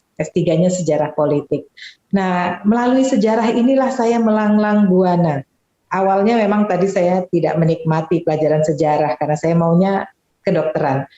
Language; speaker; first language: Indonesian; native; Indonesian